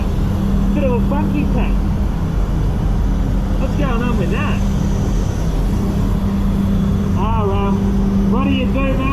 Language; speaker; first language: English; native; English